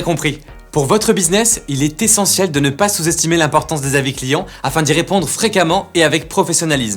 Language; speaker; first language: French; native; French